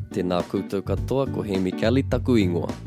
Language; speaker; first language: Māori; non-native, fluent; English